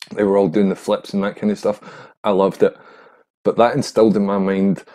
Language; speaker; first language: English; native; English